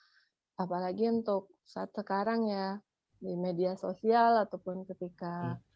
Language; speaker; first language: Indonesian; native; Indonesian